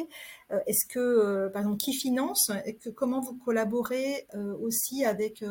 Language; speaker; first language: French; native; French